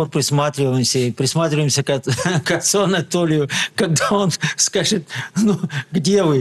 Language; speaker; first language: Russian; native; Russian